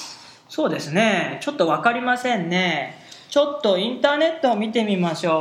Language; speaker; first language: Japanese; native; Japanese